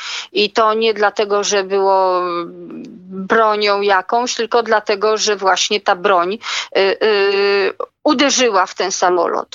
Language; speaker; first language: Polish; native; Polish